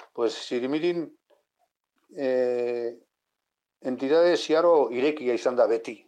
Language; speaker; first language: Basque; non-native, local second language; Spanish